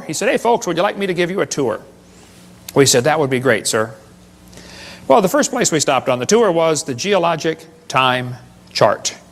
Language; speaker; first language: English; native; English